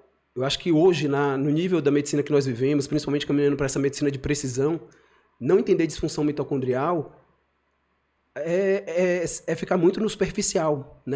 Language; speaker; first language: Portuguese; native; Portuguese